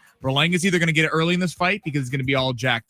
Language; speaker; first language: English; native; English